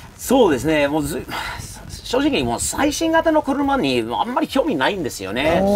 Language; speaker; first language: Japanese; non-native, fluent; English